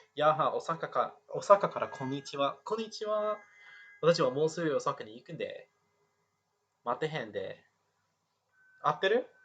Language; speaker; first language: Japanese; non-native, fluent; English